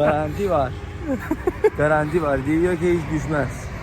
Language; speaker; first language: Turkish; non-native, learner; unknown